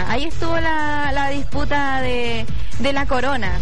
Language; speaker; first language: Spanish; native; Spanish